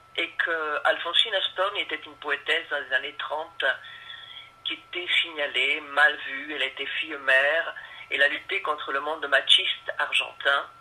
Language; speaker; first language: French; non-native, fluent; Spanish